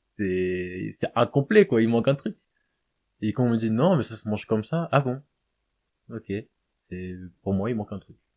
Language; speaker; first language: French; native; French